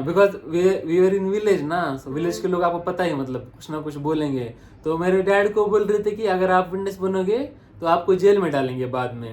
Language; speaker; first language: Hindi; non-native, local second language; Marathi